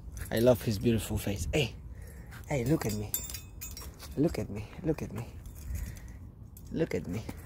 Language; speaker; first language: English; non-native, learner; Polish